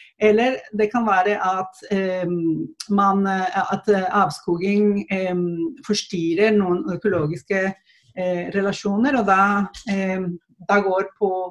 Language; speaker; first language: Norwegian; non-native, fluent; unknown